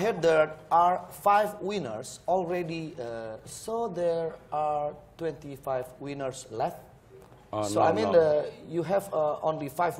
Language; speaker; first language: English; non-native, learner; Indonesian